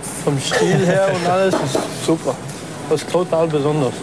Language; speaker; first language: German; non-native, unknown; English